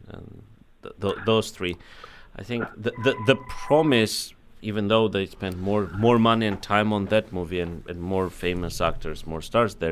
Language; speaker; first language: English; non-native, fluent; Armenian